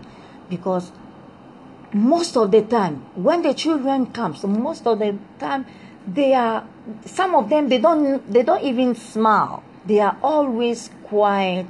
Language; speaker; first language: English; non-native, fluent; Lingala